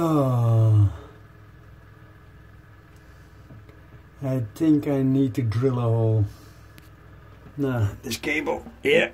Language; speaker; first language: English; non-native, learner; Dutch